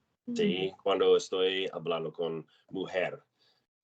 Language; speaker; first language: Spanish; non-native, learner; English